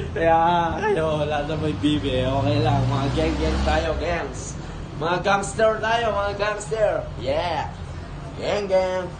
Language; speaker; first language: Filipino; non-native, local second language; Pampanga